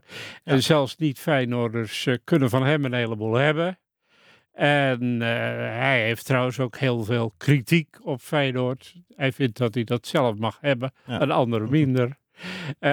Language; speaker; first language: Dutch; native; Dutch